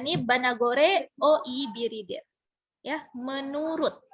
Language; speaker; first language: Turkish; non-native, fluent; Indonesian